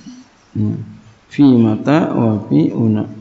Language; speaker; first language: Arabic; non-native, fluent; Indonesian